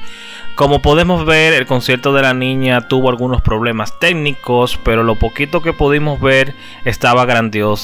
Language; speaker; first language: Spanish; native; Spanish